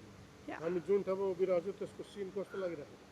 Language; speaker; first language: Nepali; native; Nepali